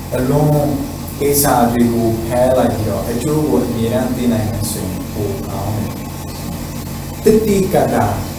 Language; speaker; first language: Burmese; non-native, fluent; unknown